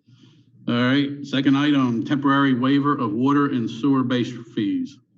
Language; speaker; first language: English; native; English